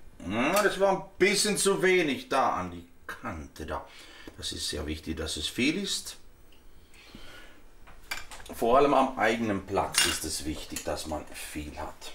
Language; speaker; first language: German; non-native, fluent; Swedish